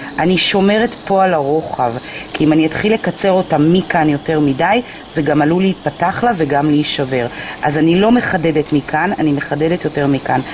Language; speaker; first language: Hebrew; native; Hebrew